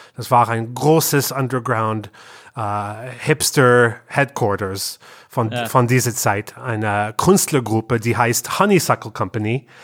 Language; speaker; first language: German; non-native, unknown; English